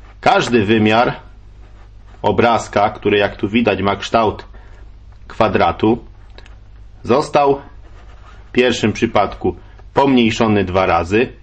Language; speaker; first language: Polish; native; Polish